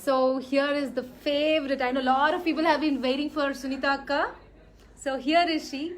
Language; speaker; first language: English; non-native, local second language; Telugu